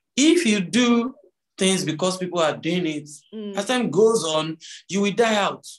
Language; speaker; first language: English; non-native, local second language; Yoruba